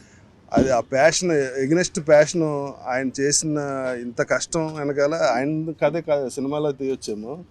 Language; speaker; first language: Telugu; native; Telugu